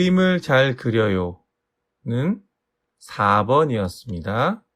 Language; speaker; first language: Korean; native; Korean